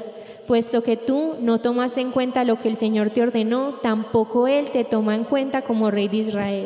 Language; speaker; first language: Spanish; native; Spanish